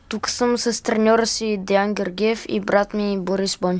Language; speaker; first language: Bulgarian; early bilingual, heritage; Bulgarian